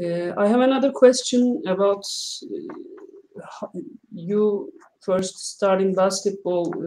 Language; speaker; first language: English; non-native, learner; Turkish